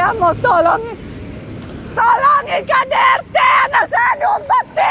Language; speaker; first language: Chinese; non-native, fluent; Indonesian